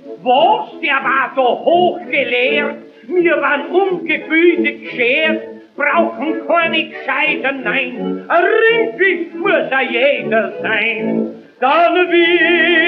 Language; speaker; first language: German; native; German